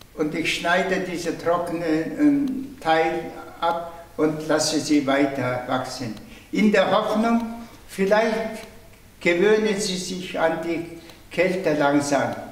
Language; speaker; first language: German; non-native, fluent; Tuvinian